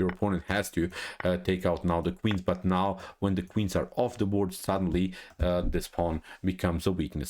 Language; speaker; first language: English; non-native, fluent; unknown